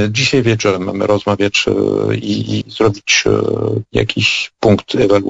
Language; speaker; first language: Polish; non-native, fluent; French